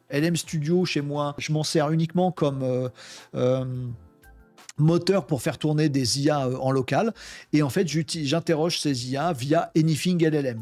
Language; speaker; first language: French; native; French